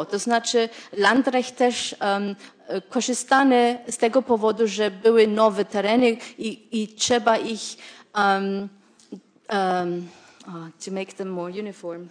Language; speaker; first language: Polish; non-native, fluent; German